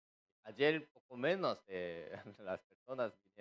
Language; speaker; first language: Spanish; non-native, fluent; Korean